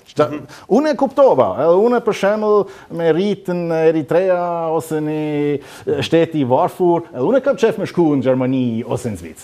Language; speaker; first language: Albanian; non-native, learner; German